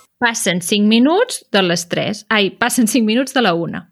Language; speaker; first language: Catalan; native; Catalan